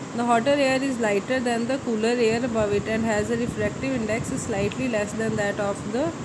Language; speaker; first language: English; non-native, local second language; Punjabi